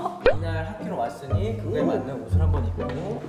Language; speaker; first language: Korean; native; Korean